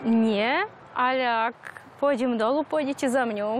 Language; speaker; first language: Slovak; non-native, fluent; Serbian